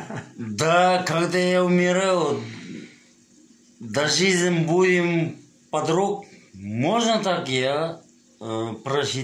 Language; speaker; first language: Russian; non-native, learner; Uzbek